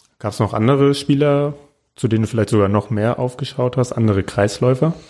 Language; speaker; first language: German; native; German